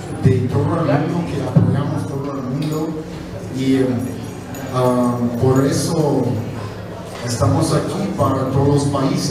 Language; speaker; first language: Spanish; non-native, fluent; English